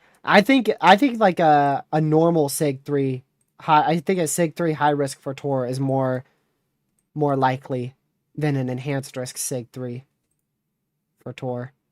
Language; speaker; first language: English; native; English